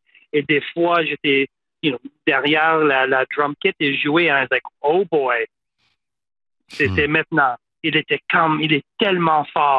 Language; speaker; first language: French; non-native, local second language; English